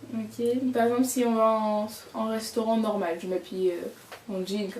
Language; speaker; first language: French; native; French